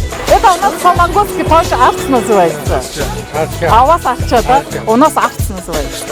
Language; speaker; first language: Russian; non-native, learner; Mongolian